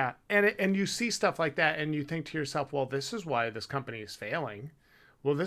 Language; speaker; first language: English; native; English